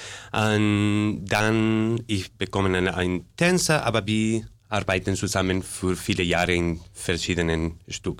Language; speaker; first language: German; non-native, learner; Spanish